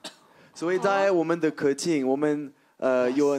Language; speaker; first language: Chinese; non-native, fluent; French